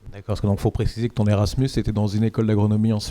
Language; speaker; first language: French; native; French